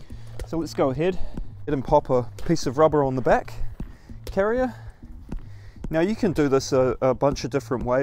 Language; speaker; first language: English; native; English